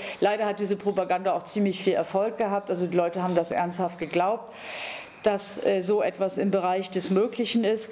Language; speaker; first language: German; native; German